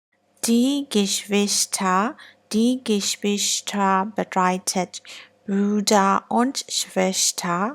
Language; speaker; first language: German; non-native, learner; Burmese